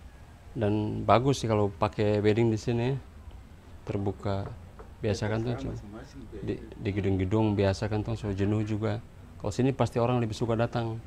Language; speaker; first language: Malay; non-native, local second language; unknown